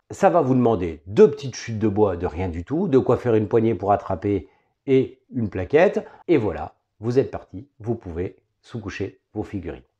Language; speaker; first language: French; native; French